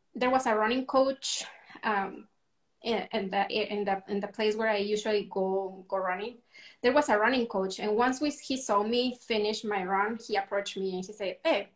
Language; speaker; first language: English; non-native, fluent; Spanish